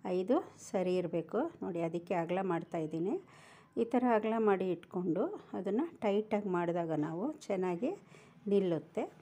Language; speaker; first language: Kannada; non-native, local second language; Telugu